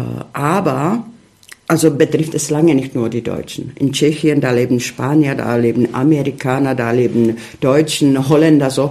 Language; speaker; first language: German; early bilingual, heritage; Czech